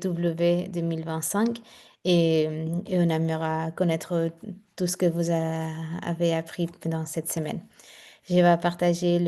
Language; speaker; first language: French; non-native, fluent; Spanish